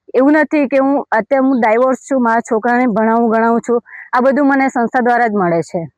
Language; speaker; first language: Gujarati; native; Gujarati